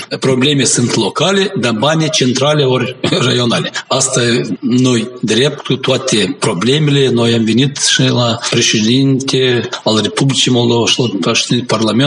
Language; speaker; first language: Romanian; non-native, local second language; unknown